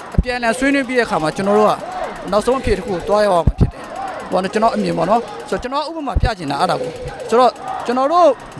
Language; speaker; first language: Burmese; native; Burmese